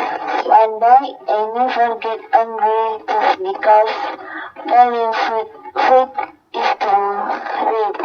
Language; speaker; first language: English; non-native, learner; Indonesian